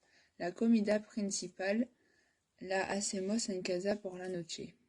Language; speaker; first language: Spanish; non-native, learner; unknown